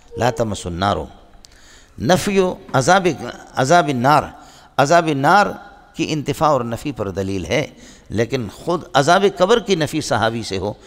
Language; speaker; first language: Urdu; non-native, local second language; Brahui